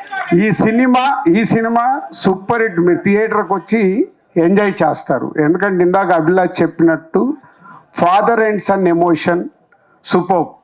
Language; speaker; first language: Telugu; native; Telugu